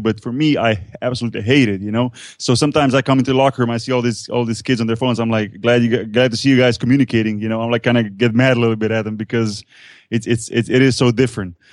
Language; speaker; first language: English; non-native, fluent; Slovenian